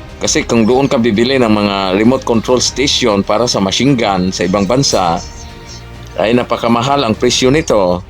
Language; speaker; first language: Filipino; non-native, local second language; Cebuano